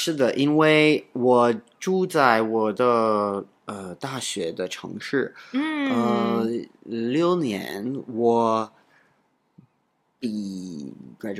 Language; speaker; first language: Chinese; non-native, learner; English